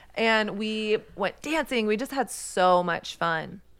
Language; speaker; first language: English; native; English